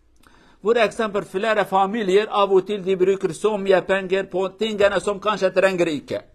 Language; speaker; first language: Norwegian; non-native, learner; Kurdish